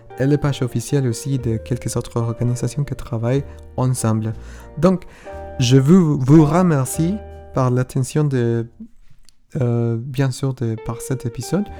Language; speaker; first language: French; non-native, learner; Spanish